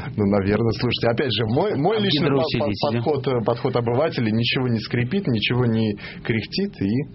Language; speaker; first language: Russian; native; Russian